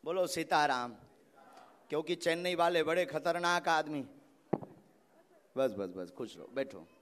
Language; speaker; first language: Hindi; native; Hindi